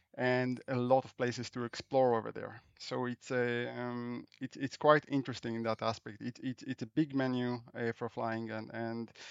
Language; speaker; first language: English; non-native, fluent; Hebrew